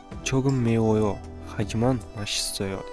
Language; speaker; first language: Korean; non-native, fluent; Kyrgyz